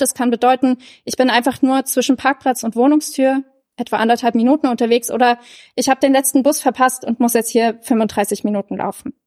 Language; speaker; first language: German; native; German